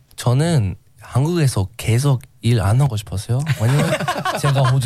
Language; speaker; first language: Korean; non-native, learner; English